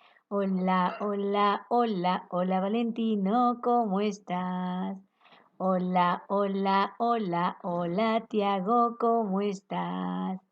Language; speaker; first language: Spanish; native; Spanish